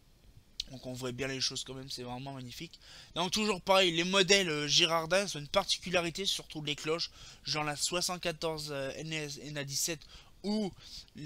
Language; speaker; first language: French; native; French